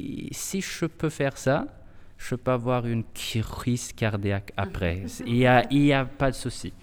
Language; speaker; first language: French; non-native, fluent; Swedish